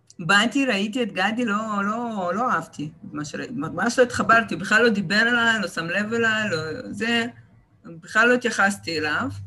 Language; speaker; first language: Hebrew; early bilingual, other home language; Russian